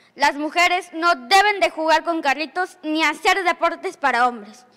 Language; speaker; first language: Spanish; native; Spanish